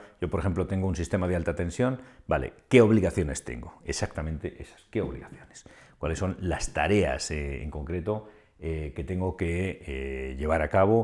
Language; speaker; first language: Spanish; native; Spanish